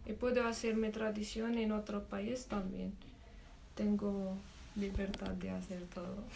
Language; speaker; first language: Spanish; non-native, learner; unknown